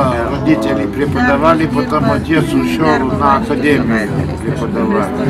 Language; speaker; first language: Russian; non-native, local second language; Lithuanian